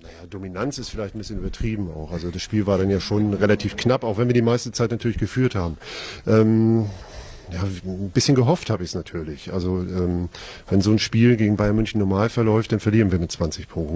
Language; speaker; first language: German; native; German